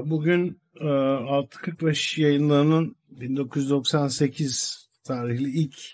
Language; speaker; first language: Turkish; native; Turkish